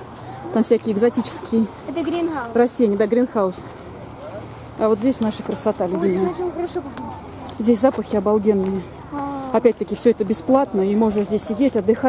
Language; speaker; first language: Russian; native; Russian